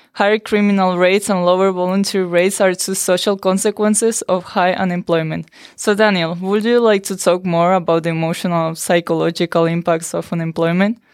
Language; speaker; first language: English; non-native, fluent; Spanish